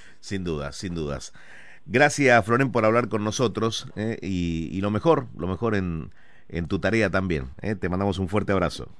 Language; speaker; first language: Spanish; native; Spanish